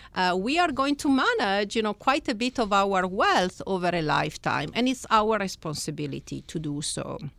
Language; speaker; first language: English; non-native, fluent; Italian